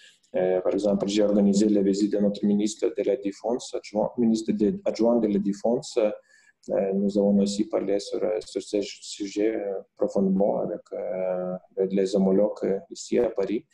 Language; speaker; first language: French; non-native, fluent; Lithuanian